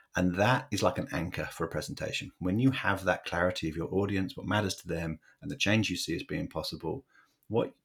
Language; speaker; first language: English; native; English